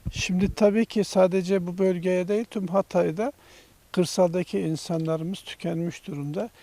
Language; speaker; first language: Turkish; native; Turkish